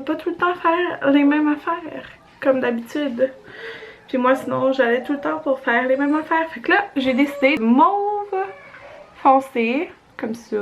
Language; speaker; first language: French; native; French